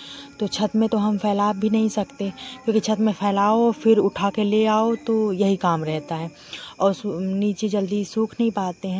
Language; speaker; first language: Hindi; native; Hindi